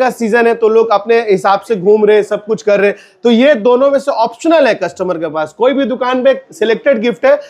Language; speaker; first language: Hindi; non-native, local second language; Bangla